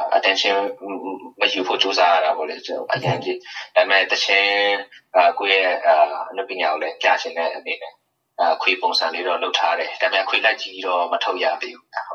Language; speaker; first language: Burmese; non-native, local second language; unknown